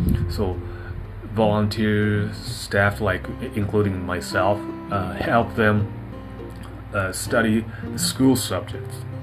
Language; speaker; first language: English; non-native, fluent; Japanese